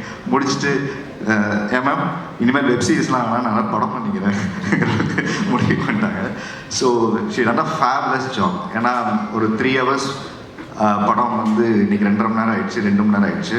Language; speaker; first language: Tamil; native; Tamil